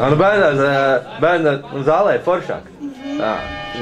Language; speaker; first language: Latvian; native; Latvian